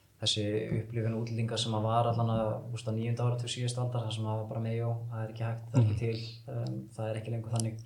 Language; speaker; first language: Icelandic; early bilingual, heritage; Icelandic